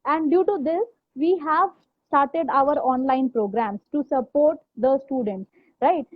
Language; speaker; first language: English; non-native, local second language; Hindi